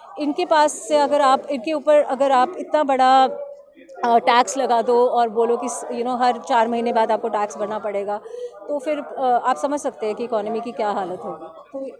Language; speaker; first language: Hindi; non-native, local second language; Bangla